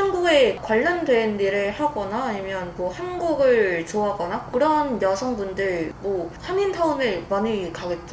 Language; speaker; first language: Korean; non-native, fluent; Vietnamese